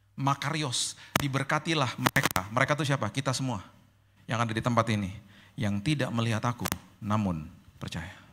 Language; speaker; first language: Indonesian; native; Indonesian